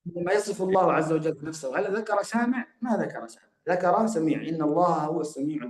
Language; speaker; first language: Arabic; native; Arabic